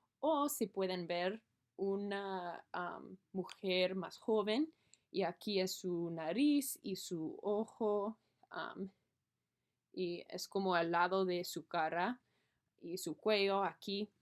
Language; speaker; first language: Spanish; non-native, learner; English